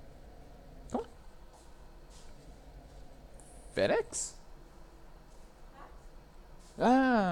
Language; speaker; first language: Spanish; non-native, learner; English